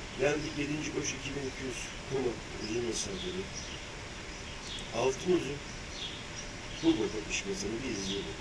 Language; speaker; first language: Turkish; native; Turkish